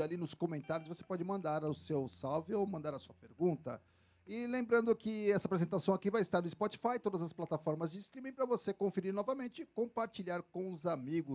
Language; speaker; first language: Portuguese; native; Portuguese